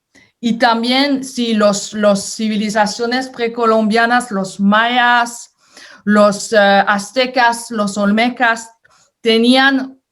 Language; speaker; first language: Spanish; non-native, fluent; French